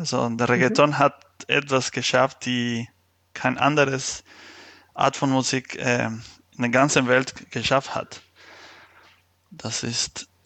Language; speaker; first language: German; non-native, fluent; Spanish